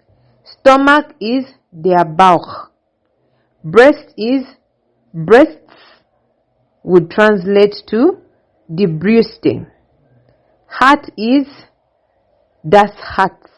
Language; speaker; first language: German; non-native, learner; English